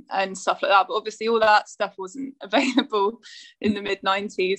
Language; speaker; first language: English; native; English